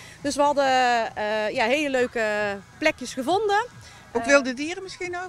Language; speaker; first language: Dutch; native; Dutch